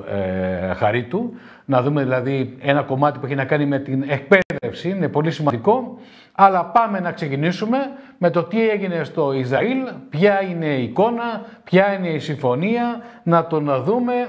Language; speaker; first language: Greek; native; Greek